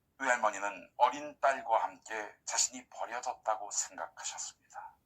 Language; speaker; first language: Korean; native; Korean